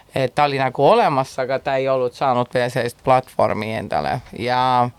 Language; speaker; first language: Estonian; non-native, fluent; Italian